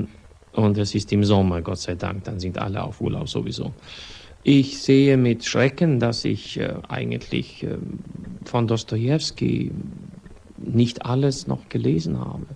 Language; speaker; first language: German; non-native, fluent; Swedish